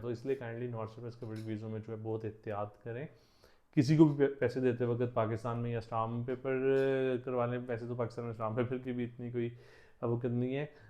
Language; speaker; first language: Urdu; non-native, local second language; Punjabi